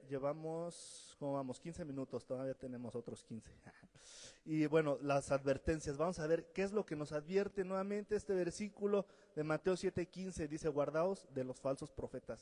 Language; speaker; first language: Spanish; native; Spanish